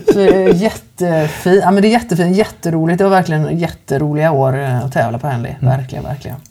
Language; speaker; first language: Swedish; native; Swedish